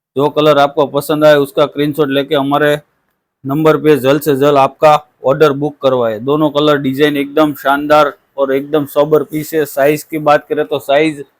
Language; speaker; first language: Hindi; non-native, local second language; Gujarati